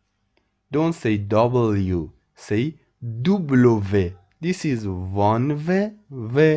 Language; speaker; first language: English; non-native, fluent; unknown